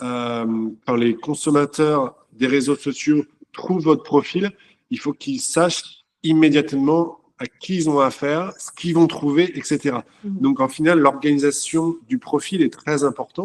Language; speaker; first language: French; native; French